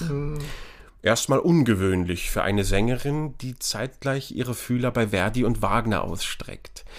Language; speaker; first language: German; native; German